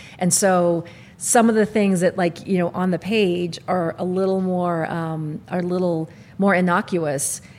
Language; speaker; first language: English; early bilingual, other home language; Arabic